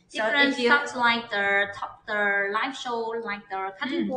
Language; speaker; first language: English; non-native, learner; Chinese